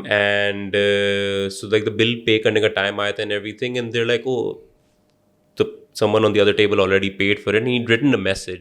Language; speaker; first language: English; non-native, local second language; Urdu